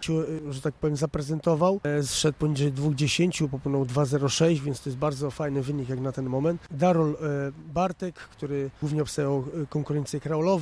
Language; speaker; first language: Polish; native; Polish